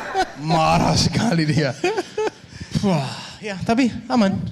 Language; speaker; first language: Indonesian; non-native, learner; Danish